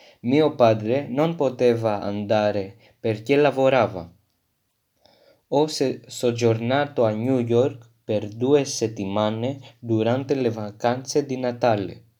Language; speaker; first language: Italian; non-native, learner; French